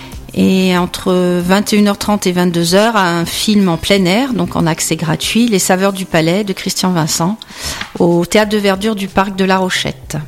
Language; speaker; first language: French; native; French